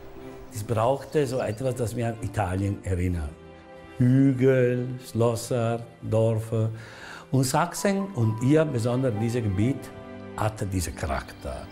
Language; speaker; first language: German; non-native, learner; Italian